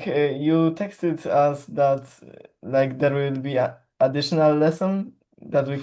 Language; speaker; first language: English; non-native, learner; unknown